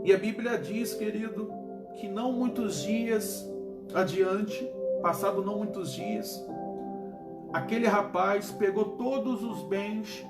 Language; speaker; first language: Portuguese; native; Portuguese